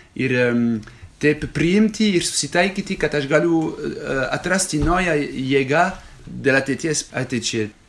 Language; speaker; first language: Lithuanian; non-native, fluent; French